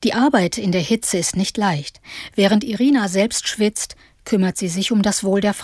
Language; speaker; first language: German; native; German